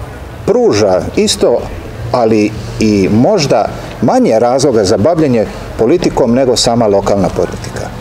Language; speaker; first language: Serbian; native; Serbian